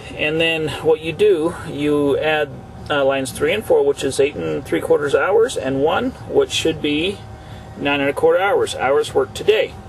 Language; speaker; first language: English; native; English